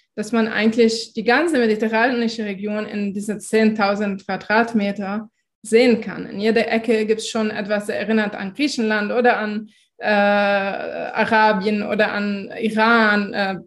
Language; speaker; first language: German; non-native, fluent; Arabic